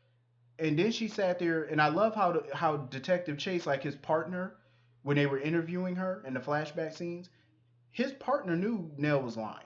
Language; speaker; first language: English; native; English